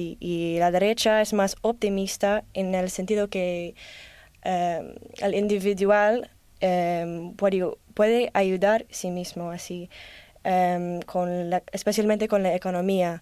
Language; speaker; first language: Spanish; non-native, learner; English